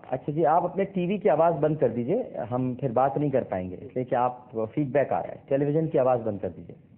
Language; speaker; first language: Urdu; native; Urdu